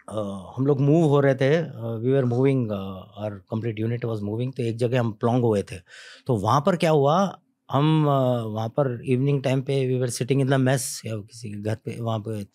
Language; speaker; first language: Hindi; native; Hindi